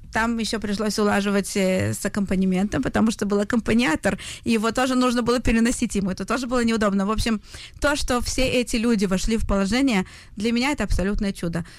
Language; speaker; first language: Russian; native; Russian